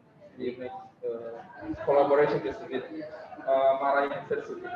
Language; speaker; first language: English; non-native, learner; Indonesian